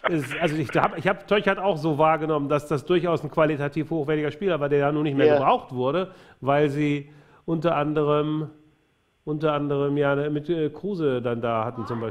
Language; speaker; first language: German; native; German